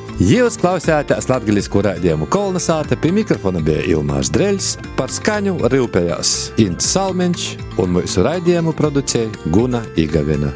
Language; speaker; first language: Latvian; native; Latvian